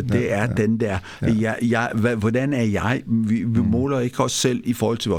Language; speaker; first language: Danish; early bilingual, other home language; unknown